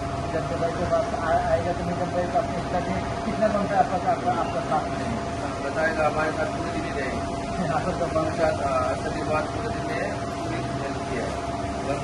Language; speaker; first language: Hindi; non-native, learner; Bangla